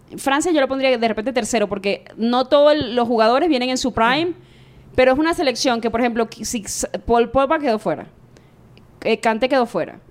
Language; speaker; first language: Spanish; native; Spanish